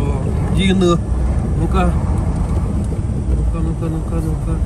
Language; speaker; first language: Russian; native; Russian